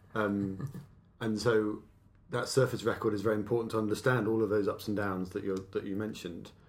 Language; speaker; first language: English; native; English